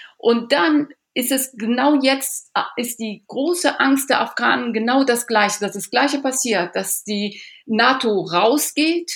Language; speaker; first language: German; early bilingual, other home language; Persian